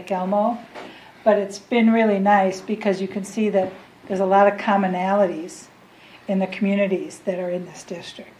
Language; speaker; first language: English; native; English